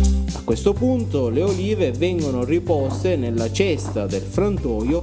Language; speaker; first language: Italian; native; Italian